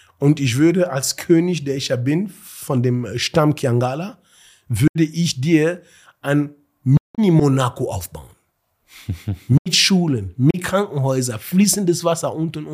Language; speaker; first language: German; early bilingual, other home language; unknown